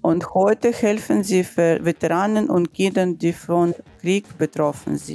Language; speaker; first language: German; non-native, learner; Ukrainian